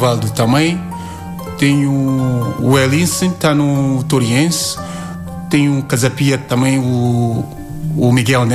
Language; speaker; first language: Portuguese; non-native, learner; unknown